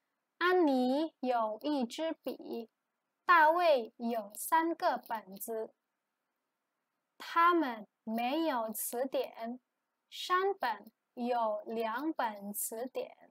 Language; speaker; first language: Chinese; non-native, fluent; Indonesian